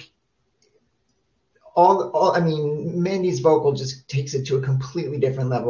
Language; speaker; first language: English; native; English